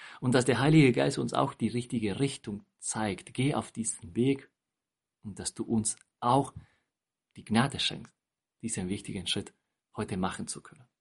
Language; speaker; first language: German; non-native, fluent; Spanish